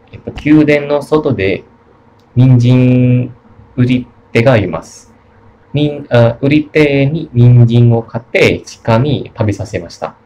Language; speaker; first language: Japanese; non-native, learner; Indonesian